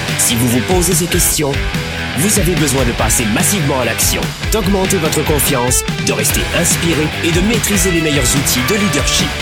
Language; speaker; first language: French; native; French